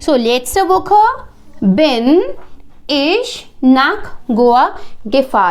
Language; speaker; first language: German; non-native, fluent; Hindi